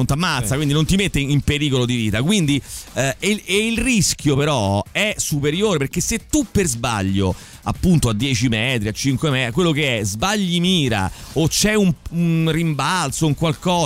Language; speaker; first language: Italian; native; Italian